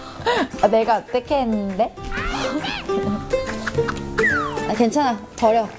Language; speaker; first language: Korean; native; Korean